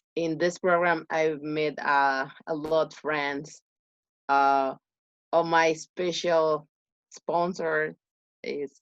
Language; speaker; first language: English; non-native, learner; Spanish